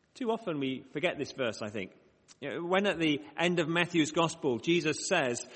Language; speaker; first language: English; native; English